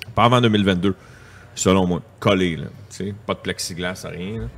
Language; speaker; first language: French; native; French